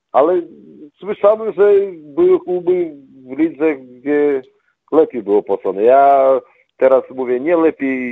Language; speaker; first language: Polish; non-native, fluent; Russian